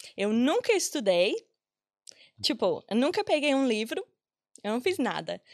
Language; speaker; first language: Portuguese; non-native, fluent; English